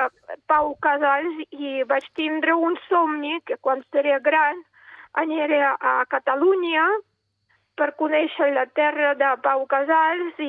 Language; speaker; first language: Catalan; non-native, fluent; Russian